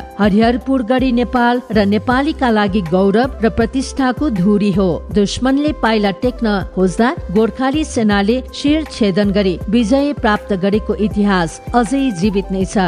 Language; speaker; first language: Nepali; native; Nepali